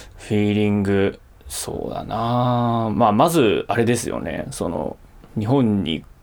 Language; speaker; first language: Japanese; early bilingual, heritage; Japanese